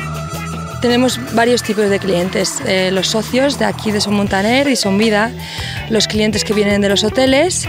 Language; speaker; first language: Spanish; native; Spanish